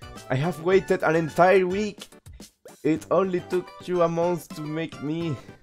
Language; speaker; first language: English; non-native, learner; Spanish